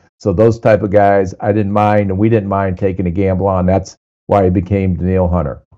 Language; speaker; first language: English; native; English